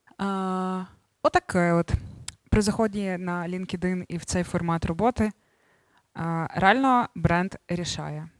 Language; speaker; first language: Ukrainian; native; Ukrainian